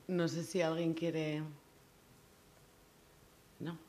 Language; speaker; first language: Spanish; native; Spanish